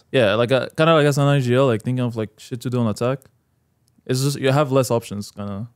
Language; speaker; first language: English; non-native, fluent; Arabic